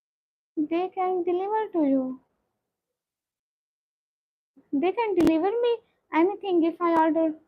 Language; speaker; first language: English; non-native, learner; Punjabi